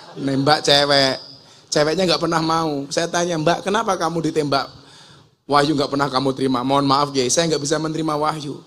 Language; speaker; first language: Indonesian; native; Indonesian